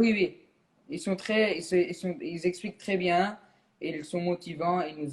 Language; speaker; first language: French; non-native, local second language; Arabic